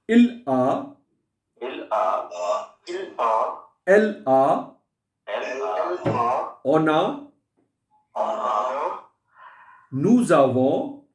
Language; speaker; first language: French; non-native, fluent; Hindi